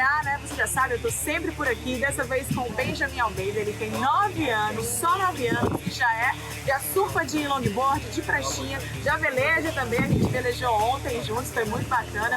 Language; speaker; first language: Portuguese; native; Portuguese